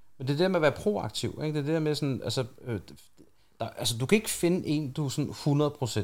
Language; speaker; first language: Danish; early bilingual, other home language; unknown